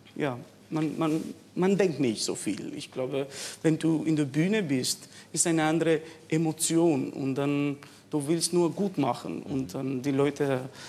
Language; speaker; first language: German; non-native, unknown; Albanian